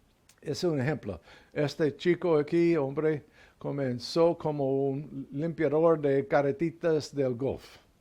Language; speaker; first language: Spanish; non-native, fluent; English